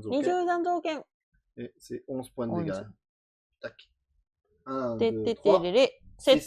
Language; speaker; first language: French; native; French